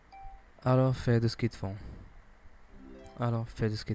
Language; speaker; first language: French; non-native, learner; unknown